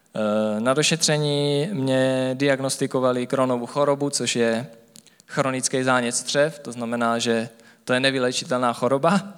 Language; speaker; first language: Czech; native; Czech